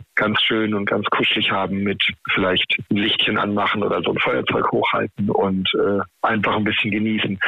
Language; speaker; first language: German; native; German